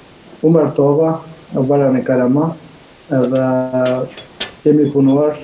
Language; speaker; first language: Albanian; non-native, fluent; Turkish